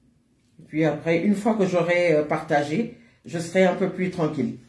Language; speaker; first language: French; native; French